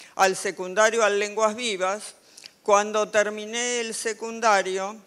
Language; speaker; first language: Spanish; native; Spanish